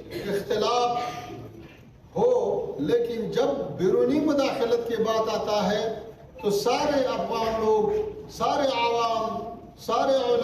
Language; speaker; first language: Hindi; non-native, fluent; Pashto